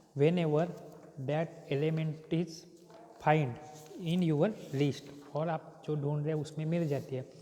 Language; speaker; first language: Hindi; non-native, local second language; Marathi